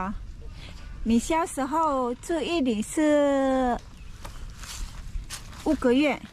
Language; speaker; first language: Chinese; non-native, fluent; Indonesian